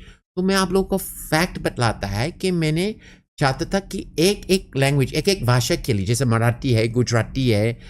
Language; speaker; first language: Hindi; non-native, fluent; English